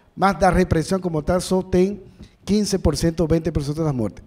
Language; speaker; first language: Portuguese; non-native, learner; Spanish